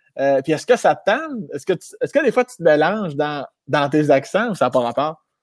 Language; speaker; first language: French; native; French